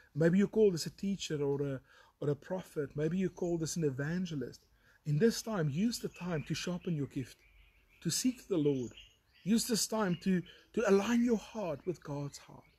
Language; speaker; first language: English; non-native, local second language; Afrikaans